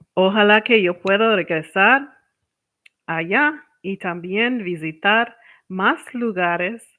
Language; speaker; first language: Spanish; non-native, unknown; English